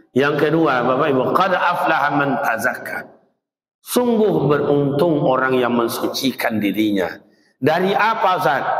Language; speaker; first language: Malay; native; Malay